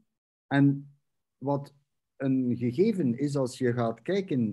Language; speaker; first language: Dutch; native; Dutch